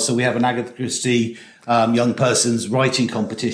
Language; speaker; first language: English; native; English